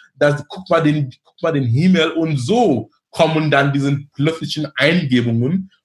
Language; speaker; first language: German; non-native, fluent; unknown